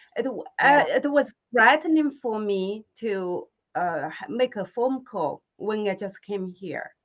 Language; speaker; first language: English; non-native, fluent; Chinese